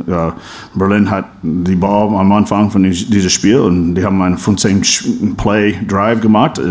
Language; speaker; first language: German; non-native, fluent; English